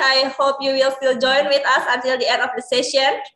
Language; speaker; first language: English; non-native, learner; Indonesian